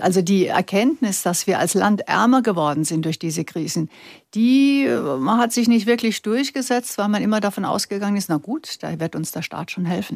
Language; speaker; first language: German; native; German